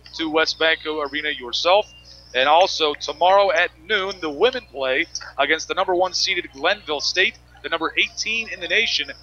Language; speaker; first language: English; native; English